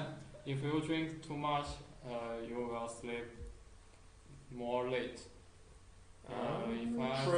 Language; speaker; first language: English; non-native, learner; Chinese